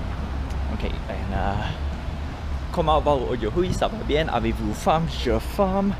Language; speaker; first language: French; non-native, learner; English